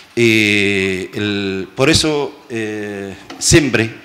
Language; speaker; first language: Spanish; non-native, fluent; Arabic